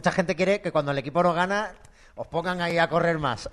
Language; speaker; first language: Spanish; native; Spanish